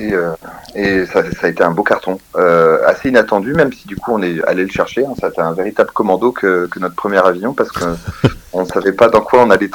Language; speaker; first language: French; native; French